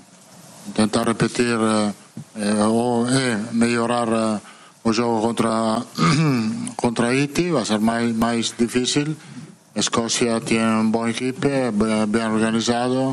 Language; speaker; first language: Portuguese; non-native, fluent; Italian